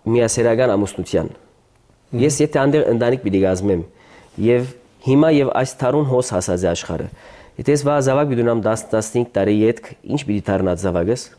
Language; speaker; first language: Armenian; early bilingual, heritage; Armenian